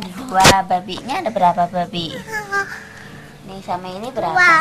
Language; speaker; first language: Indonesian; native; Indonesian